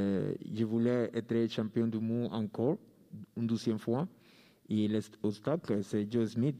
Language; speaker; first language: French; non-native, learner; Spanish